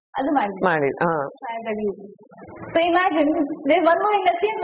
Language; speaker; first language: Kannada; non-native, learner; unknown